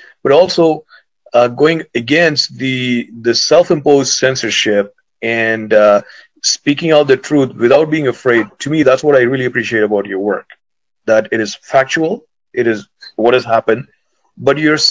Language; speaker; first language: English; non-native, local second language; Hindi